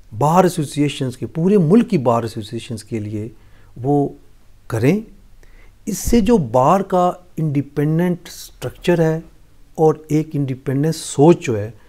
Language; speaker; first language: Urdu; non-native, local second language; Punjabi